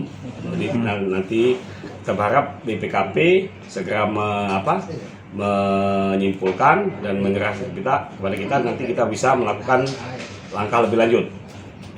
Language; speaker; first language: Indonesian; native; Indonesian